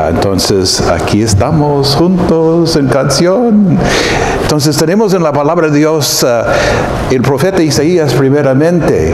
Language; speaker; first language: Spanish; non-native, fluent; English